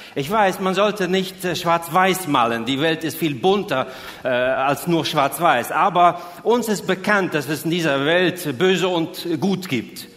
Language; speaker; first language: German; native; German